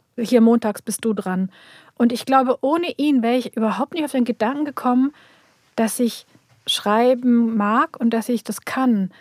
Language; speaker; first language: German; early bilingual, other home language; Turkish